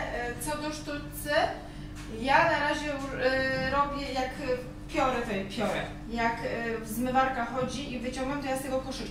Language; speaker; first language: Polish; native; Polish